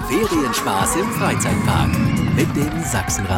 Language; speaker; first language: German; native; German